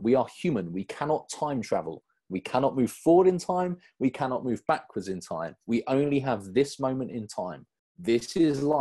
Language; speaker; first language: English; native; English